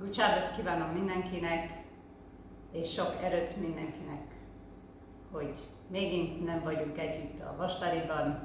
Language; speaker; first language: Hungarian; early bilingual, heritage; Hungarian